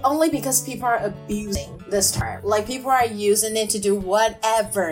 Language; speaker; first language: English; non-native, fluent; Chinese